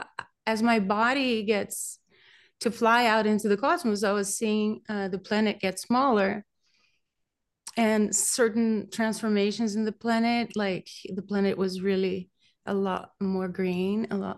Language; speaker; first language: English; non-native, fluent; Portuguese